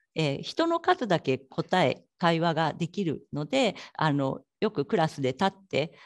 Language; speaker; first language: Japanese; native; Japanese